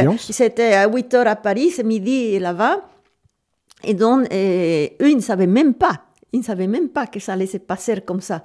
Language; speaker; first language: French; native; French